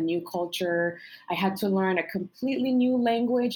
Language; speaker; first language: English; non-native, fluent; Arabic